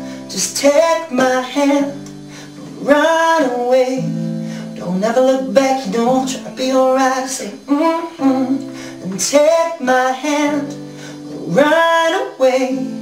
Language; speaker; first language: English; native; English